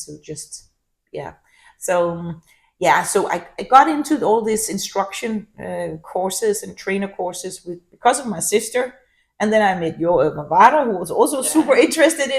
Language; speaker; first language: English; non-native, fluent; Danish